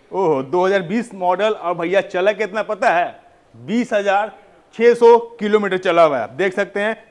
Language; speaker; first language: Hindi; native; Hindi